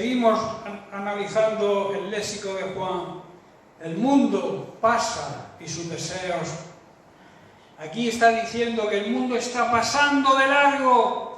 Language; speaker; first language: Spanish; native; Spanish